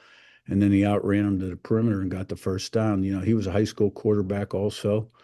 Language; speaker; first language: English; native; English